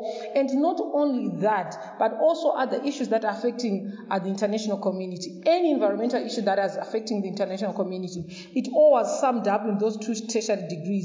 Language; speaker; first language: English; non-native, local second language; Shona